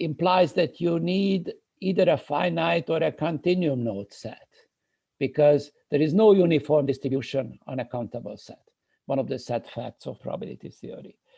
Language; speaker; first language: English; non-native, fluent; Hungarian